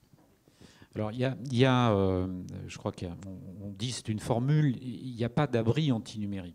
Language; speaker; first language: French; native; French